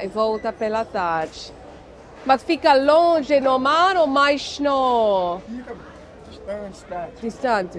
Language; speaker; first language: Portuguese; non-native, learner; English